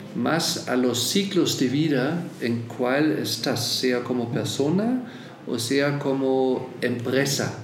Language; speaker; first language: Spanish; non-native, fluent; German